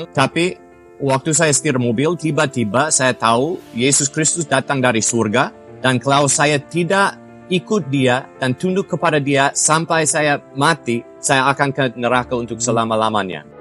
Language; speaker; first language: Indonesian; non-native, fluent; English